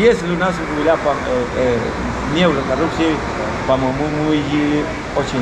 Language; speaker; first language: Russian; non-native, learner; Spanish